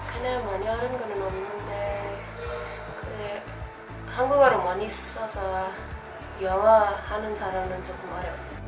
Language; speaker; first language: Korean; non-native, learner; Nepali